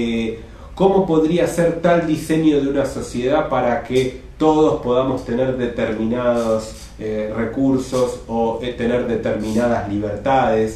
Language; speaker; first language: Spanish; native; Spanish